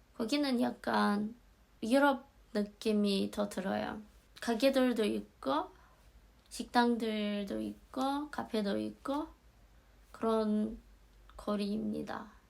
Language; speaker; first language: Korean; non-native, fluent; Azerbaijani